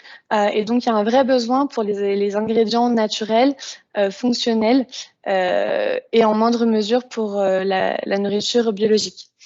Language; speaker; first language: French; native; French